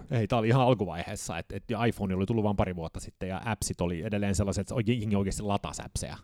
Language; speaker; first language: Finnish; early bilingual, heritage; Finnish